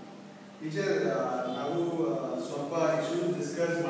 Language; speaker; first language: Kannada; non-native, learner; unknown